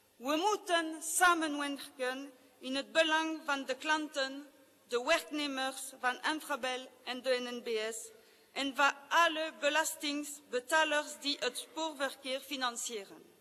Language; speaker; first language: Dutch; non-native, local second language; French